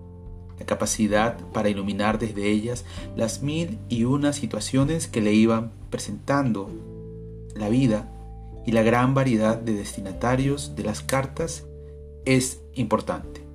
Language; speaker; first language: Spanish; native; Spanish